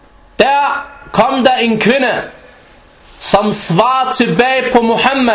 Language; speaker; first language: Danish; non-native, fluent; Arabic